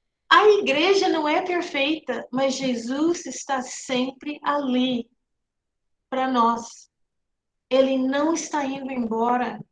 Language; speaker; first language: Portuguese; non-native, fluent; English